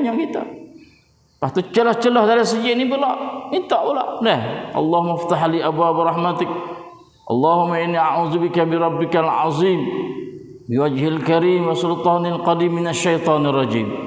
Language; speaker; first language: Malay; native; Malay